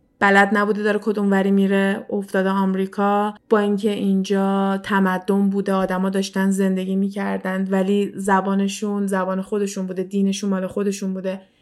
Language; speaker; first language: Persian; native; Persian